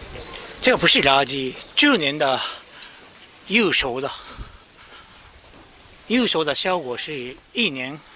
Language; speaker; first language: Chinese; non-native, learner; Japanese